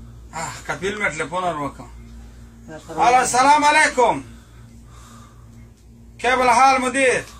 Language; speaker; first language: Arabic; non-native, learner; Urdu